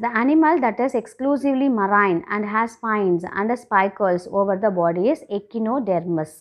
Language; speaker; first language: English; non-native, local second language; Tamil